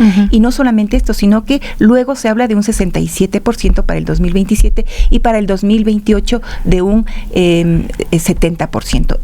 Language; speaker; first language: Spanish; native; Spanish